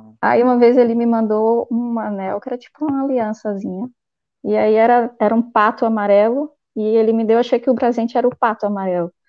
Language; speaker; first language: Portuguese; native; Portuguese